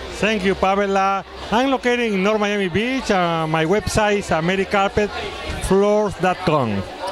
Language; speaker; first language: English; non-native, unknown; Spanish